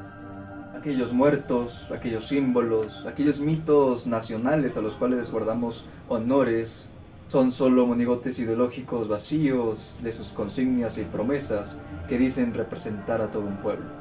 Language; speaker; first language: Spanish; native; Spanish